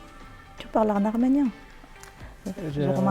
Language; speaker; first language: French; non-native, learner; Armenian